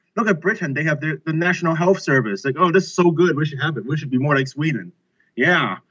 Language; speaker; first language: English; non-native, local second language; Cantonese